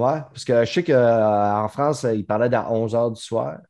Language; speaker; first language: French; native; French